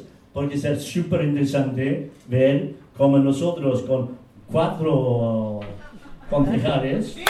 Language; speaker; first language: Spanish; non-native, fluent; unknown